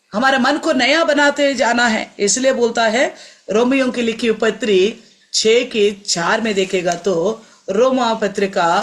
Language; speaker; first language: Hindi; non-native, local second language; Telugu